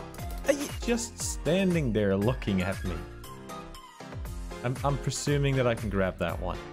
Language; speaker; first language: English; native; English